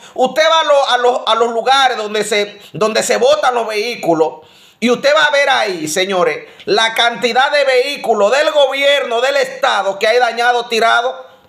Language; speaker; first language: Spanish; native; Spanish